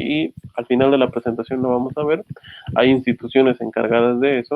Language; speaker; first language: Spanish; native; Spanish